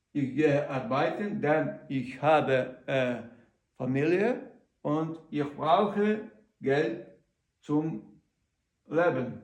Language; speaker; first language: German; non-native, learner; Ukrainian